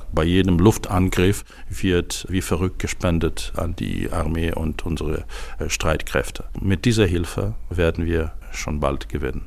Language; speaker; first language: German; non-native, fluent; Ukrainian